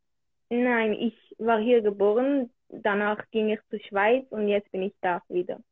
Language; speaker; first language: German; early bilingual, other home language; Hebrew